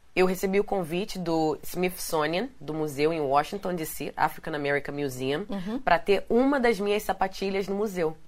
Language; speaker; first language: Portuguese; native; Portuguese